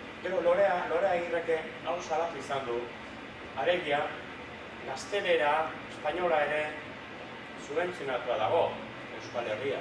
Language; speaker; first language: Basque; native; Basque